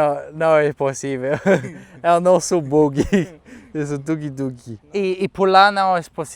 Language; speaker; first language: Portuguese; non-native, learner; English